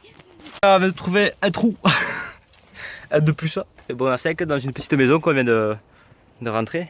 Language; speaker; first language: French; native; French